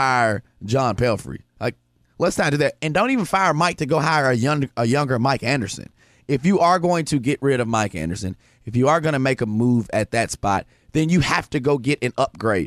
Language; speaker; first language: English; native; English